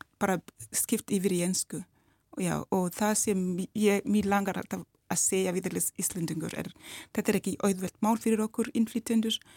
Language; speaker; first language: Icelandic; non-native, learner; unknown